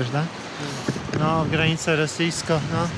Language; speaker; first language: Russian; non-native, learner; Polish